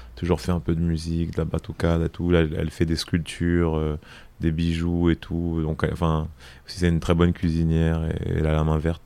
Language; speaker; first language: French; native; French